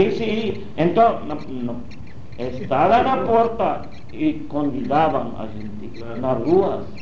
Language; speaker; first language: Portuguese; non-native, learner; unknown